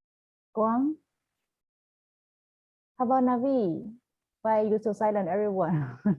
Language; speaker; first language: English; non-native, fluent; Khmer